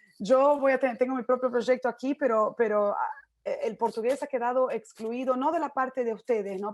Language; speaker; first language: Spanish; native; Spanish